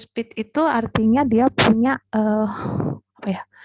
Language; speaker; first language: Indonesian; native; Indonesian